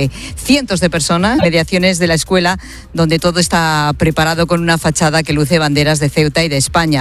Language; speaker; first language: Spanish; native; Spanish